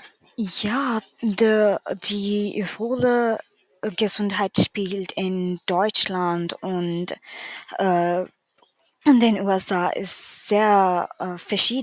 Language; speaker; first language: German; non-native, learner; English